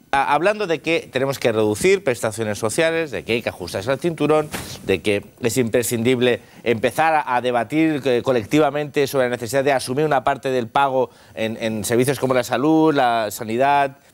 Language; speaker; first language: Spanish; non-native, local second language; Catalan